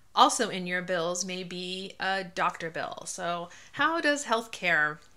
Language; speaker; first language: English; native; English